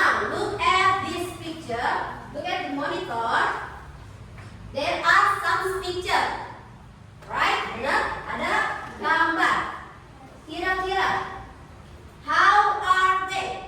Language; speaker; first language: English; non-native, learner; Indonesian